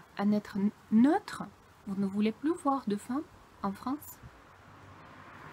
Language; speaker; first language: French; non-native, fluent; Russian